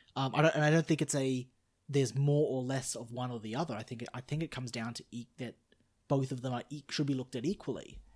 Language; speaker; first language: English; native; English